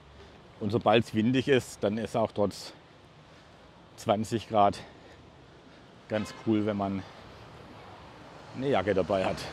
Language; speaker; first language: German; native; German